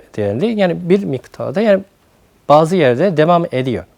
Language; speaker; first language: Turkish; non-native, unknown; Japanese